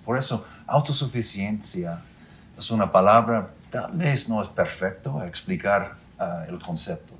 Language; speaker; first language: Spanish; non-native, fluent; English